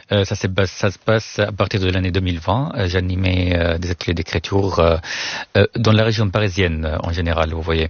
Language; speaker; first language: French; non-native, fluent; Arabic